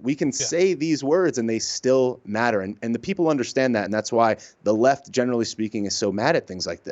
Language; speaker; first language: English; native; English